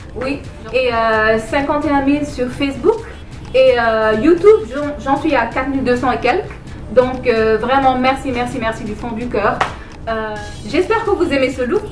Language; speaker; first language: French; non-native, local second language; Wolof